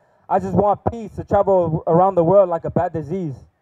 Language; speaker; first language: English; early bilingual, other home language; Spanish